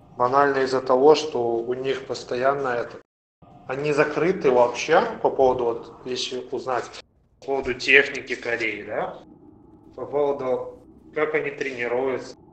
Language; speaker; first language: Russian; native; Russian